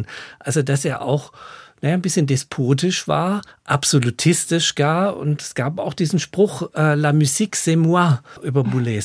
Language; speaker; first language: German; native; German